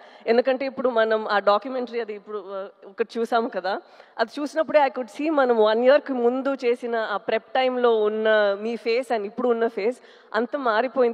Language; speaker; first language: Telugu; non-native, local second language; Tamil